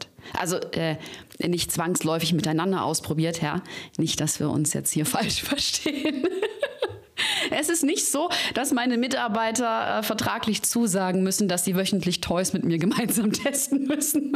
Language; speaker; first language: German; native; German